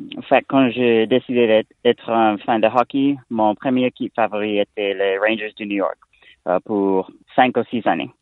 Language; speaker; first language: French; non-native, learner; English